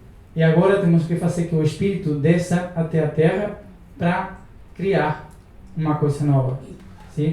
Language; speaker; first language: Portuguese; non-native, learner; Spanish